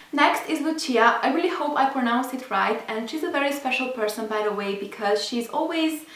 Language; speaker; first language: English; non-native, fluent; Hungarian